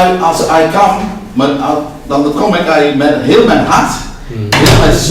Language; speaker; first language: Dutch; non-native, learner; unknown